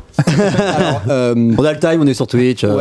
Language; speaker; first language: French; native; French